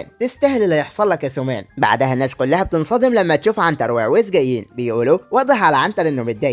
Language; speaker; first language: Arabic; native; Arabic